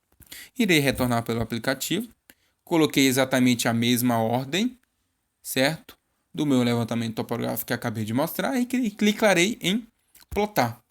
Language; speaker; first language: Portuguese; native; Portuguese